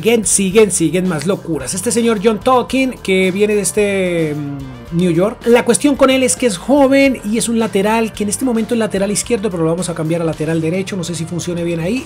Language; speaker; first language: Spanish; native; Spanish